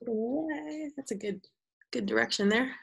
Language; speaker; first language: English; native; English